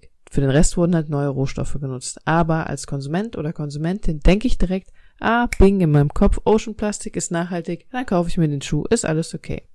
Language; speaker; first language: German; native; German